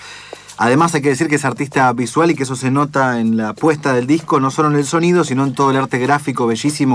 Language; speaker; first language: Spanish; native; Spanish